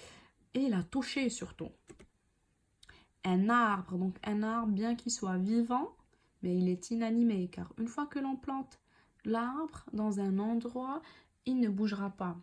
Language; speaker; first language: French; non-native, local second language; Arabic